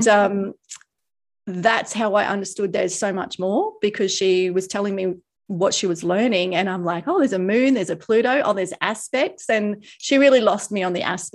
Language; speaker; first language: English; native; English